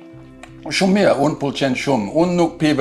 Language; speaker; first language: Albanian; non-native, learner; English